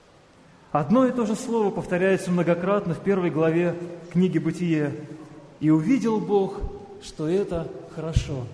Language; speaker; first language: Russian; native; Russian